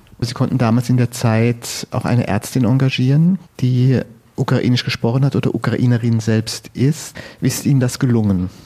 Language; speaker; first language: German; native; German